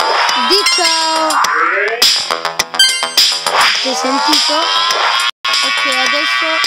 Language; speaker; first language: Italian; early bilingual, other home language; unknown